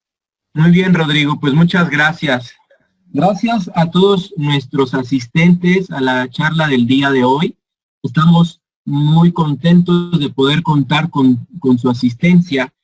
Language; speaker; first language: Spanish; native; Spanish